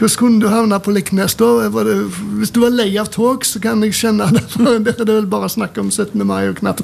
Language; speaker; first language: Norwegian; native; Norwegian